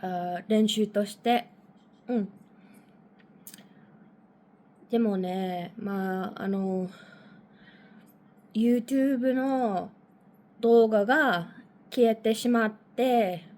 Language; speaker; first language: Japanese; non-native, learner; English